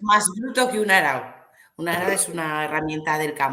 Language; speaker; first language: Spanish; native; Spanish